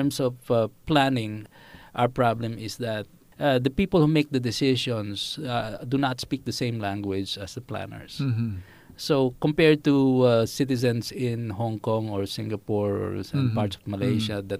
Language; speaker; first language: English; non-native, local second language; Filipino